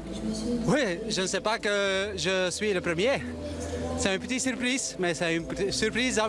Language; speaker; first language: French; non-native, learner; Dutch